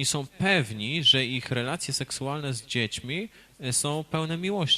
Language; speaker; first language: Polish; native; Polish